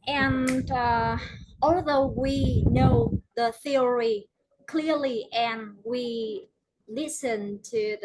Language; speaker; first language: English; non-native, learner; Vietnamese